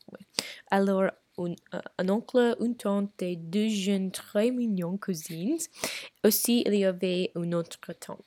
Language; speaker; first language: French; non-native, learner; English